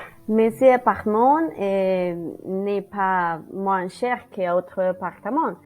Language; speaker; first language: French; non-native, learner; Spanish